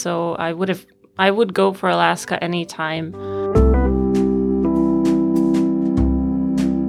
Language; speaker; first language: English; non-native, fluent; Bosnian